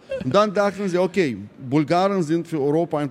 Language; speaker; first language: German; non-native, fluent; Russian